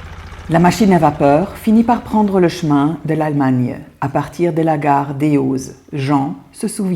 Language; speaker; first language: French; native; French